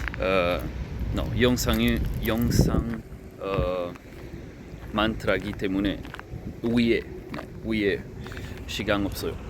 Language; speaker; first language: Korean; non-native, learner; French